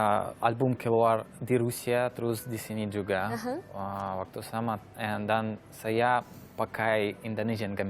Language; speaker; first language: Indonesian; non-native, learner; Russian